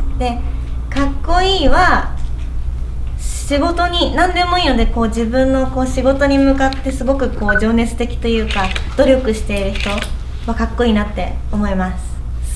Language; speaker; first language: Japanese; native; Japanese